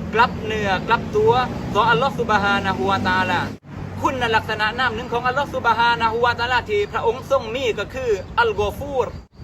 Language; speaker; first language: Thai; non-native, local second language; Malay